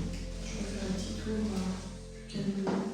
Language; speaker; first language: French; native; French